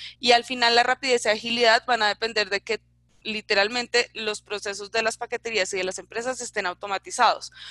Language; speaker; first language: Spanish; native; Spanish